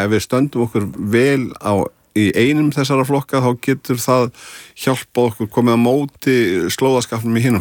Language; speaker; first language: Icelandic; native; Icelandic